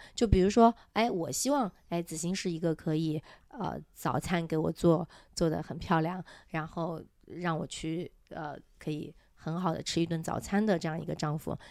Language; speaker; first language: Chinese; non-native, local second language; Min Nan Chinese